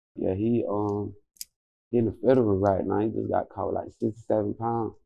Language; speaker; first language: English; native; English